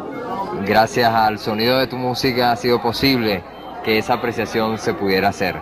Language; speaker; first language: Spanish; native; Spanish